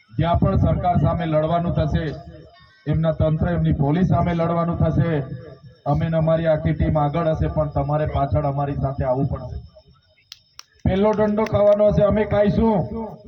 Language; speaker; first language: Gujarati; non-native, local second language; Vasavi